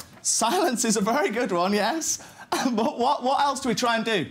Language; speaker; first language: English; native; English